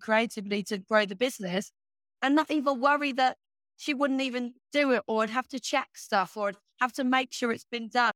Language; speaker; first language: English; native; English